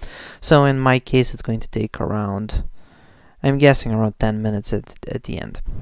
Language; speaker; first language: English; non-native, fluent; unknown